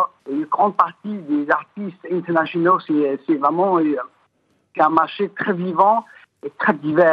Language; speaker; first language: French; non-native, fluent; Chinese